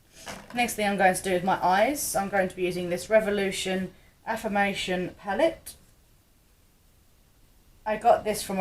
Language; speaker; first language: English; native; English